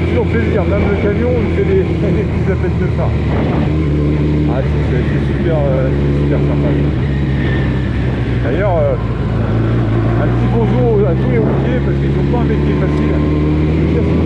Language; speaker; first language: French; native; French